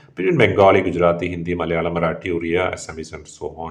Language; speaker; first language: English; non-native, local second language; Malayalam